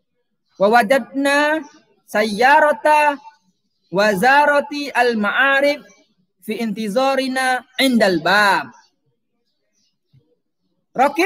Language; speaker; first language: Arabic; non-native, fluent; Indonesian